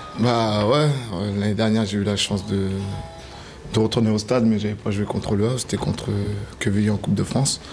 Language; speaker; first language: French; native; French